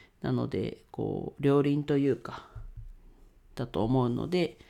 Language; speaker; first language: Japanese; native; Japanese